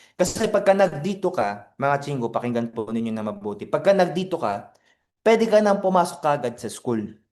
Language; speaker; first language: Filipino; non-native, fluent; Korean